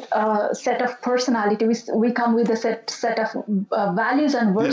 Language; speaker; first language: English; non-native, local second language; Nepali